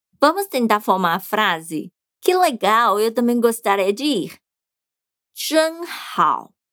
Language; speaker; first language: Portuguese; non-native, fluent; Chinese